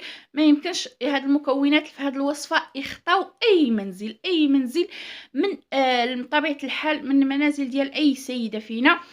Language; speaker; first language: Arabic; native; Arabic